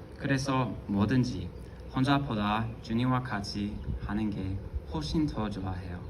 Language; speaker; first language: Korean; non-native, fluent; English